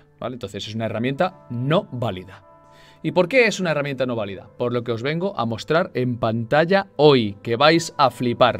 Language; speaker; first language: Spanish; native; Spanish